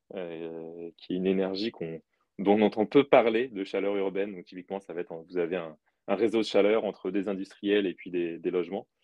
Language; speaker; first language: French; native; French